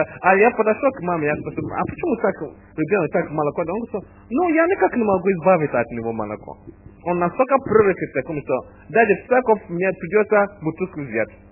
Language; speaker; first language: Russian; non-native, fluent; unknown